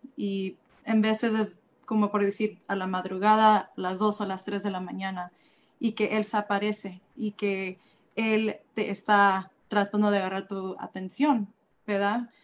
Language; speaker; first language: Spanish; early bilingual, heritage; Spanish